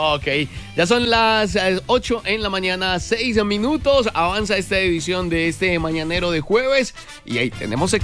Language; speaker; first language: Spanish; native; Spanish